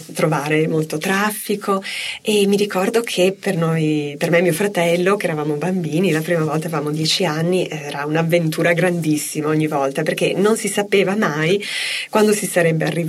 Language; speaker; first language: Italian; native; Italian